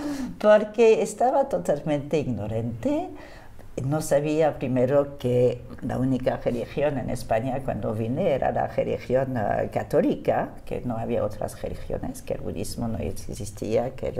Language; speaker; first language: Spanish; non-native, fluent; French